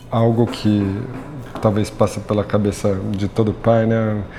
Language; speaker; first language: Portuguese; native; Portuguese